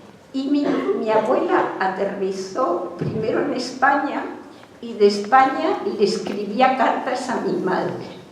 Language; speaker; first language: Spanish; early bilingual, other home language; Hungarian